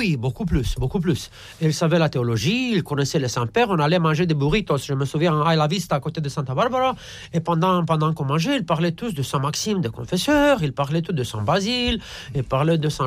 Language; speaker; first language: French; non-native, fluent; Romanian